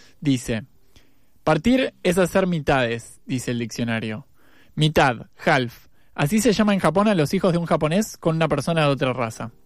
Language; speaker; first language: Spanish; native; Spanish